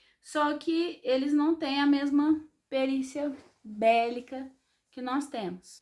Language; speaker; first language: Portuguese; native; Portuguese